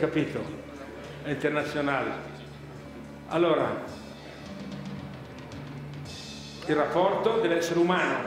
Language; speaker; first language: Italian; non-native, fluent; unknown